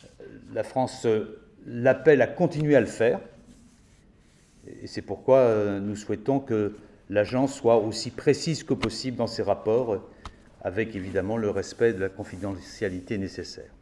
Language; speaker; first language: French; native; French